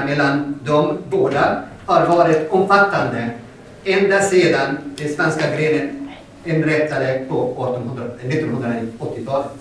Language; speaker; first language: Swedish; non-native, fluent; Arabic